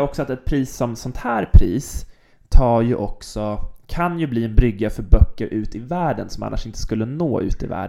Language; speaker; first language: Swedish; native; Swedish